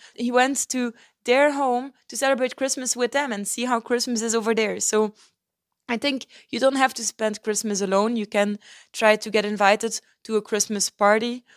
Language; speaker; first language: English; non-native, fluent; Dutch